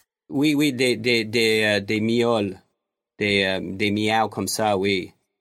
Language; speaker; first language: French; non-native, local second language; English